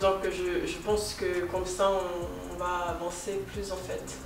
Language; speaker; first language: French; non-native, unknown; Portuguese